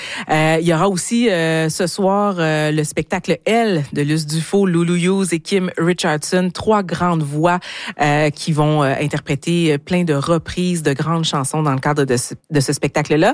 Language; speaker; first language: French; native; French